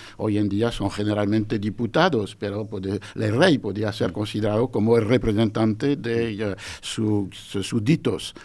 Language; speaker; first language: Spanish; non-native, fluent; French